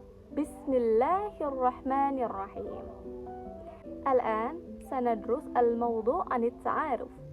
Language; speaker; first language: Arabic; non-native, learner; Indonesian